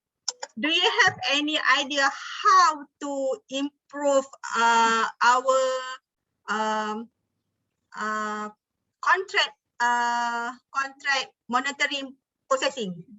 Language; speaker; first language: English; non-native, learner; Malay